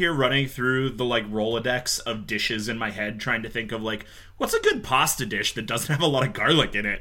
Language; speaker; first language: English; native; English